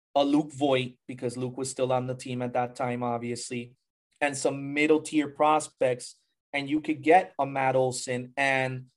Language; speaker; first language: English; early bilingual, other home language; Spanish